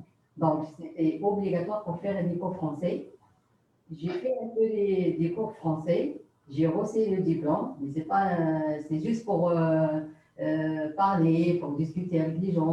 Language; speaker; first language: French; non-native, learner; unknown